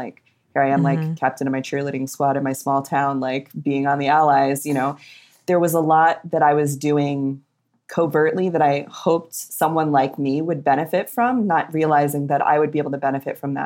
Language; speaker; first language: English; native; English